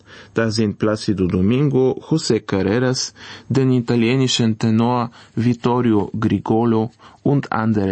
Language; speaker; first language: German; non-native, fluent; Bulgarian